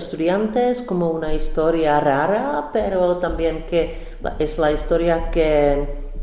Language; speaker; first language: Spanish; non-native, fluent; Czech